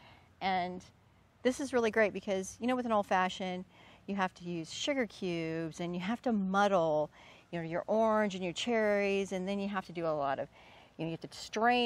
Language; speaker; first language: English; native; English